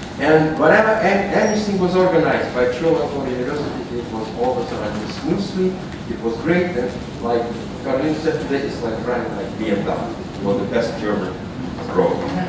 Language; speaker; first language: English; non-native, fluent; Russian